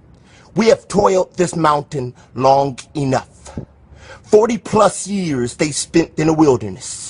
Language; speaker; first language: English; native; English